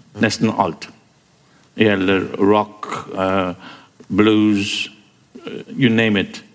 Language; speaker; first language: Norwegian; non-native, fluent; English